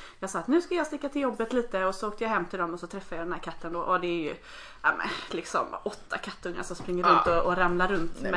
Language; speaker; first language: Swedish; native; Swedish